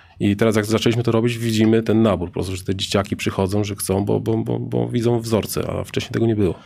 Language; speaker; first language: Polish; native; Polish